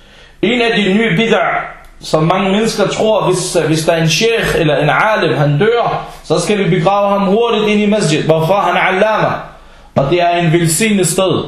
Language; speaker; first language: Danish; early bilingual, other home language; Arabic